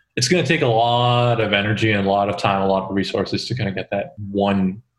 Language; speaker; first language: English; early bilingual, other home language; Korean